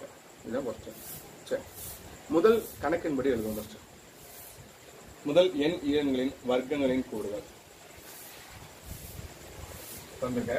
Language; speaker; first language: Tamil; native; Tamil